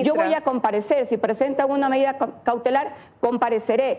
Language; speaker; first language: Spanish; native; Spanish